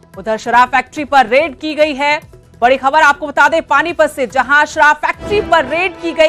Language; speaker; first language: Hindi; native; Hindi